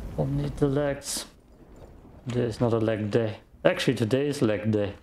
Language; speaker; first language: English; non-native, fluent; German